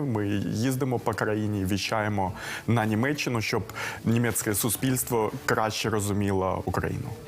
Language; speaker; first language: Ukrainian; early bilingual, heritage; Ukrainian